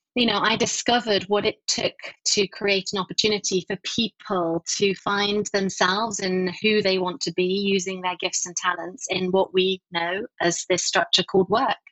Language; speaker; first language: English; native; English